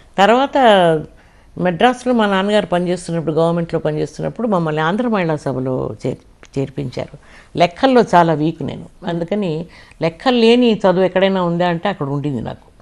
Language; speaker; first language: Telugu; non-native, local second language; Kannada